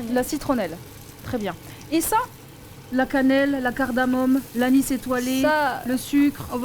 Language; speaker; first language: French; native; French